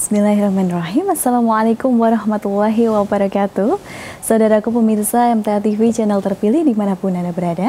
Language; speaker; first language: Indonesian; native; Indonesian